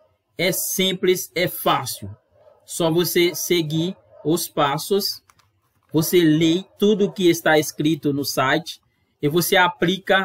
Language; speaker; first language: Portuguese; non-native, fluent; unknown